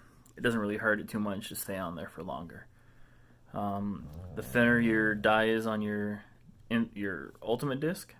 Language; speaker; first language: English; native; English